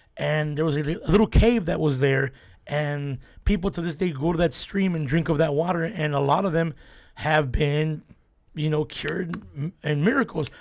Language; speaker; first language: English; native; English